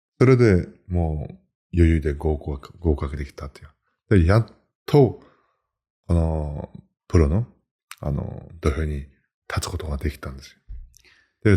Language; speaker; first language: Japanese; non-native, fluent; Mongolian